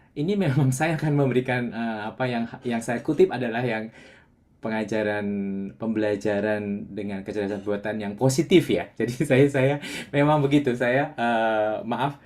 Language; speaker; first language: Indonesian; non-native, local second language; Javanese